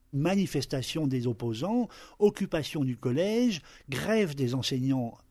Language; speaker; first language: French; native; French